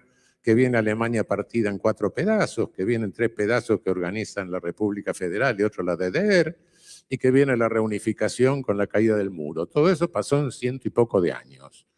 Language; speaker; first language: Spanish; native; Spanish